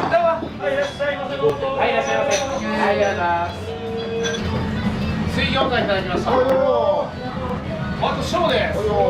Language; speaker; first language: Japanese; native; Japanese